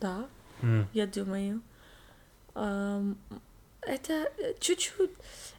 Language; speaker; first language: Russian; non-native, learner; English